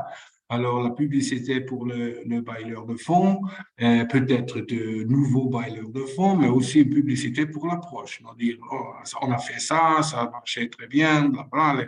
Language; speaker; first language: French; non-native, fluent; Spanish